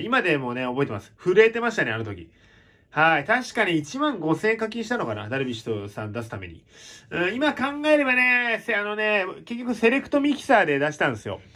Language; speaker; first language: Japanese; native; Japanese